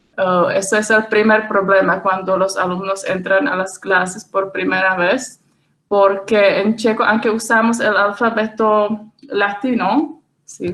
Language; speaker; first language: Spanish; non-native, fluent; Czech